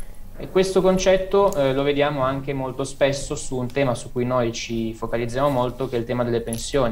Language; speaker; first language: Italian; native; Italian